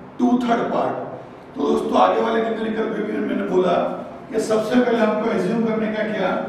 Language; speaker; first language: Hindi; non-native, local second language; Gujarati